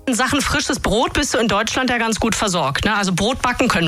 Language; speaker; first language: German; native; German